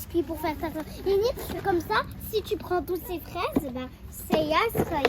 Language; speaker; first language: French; early bilingual, other home language; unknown